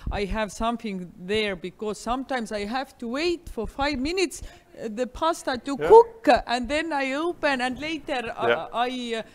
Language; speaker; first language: English; non-native, fluent; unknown